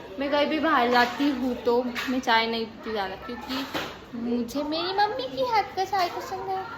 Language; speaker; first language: Hindi; non-native, local second language; Marathi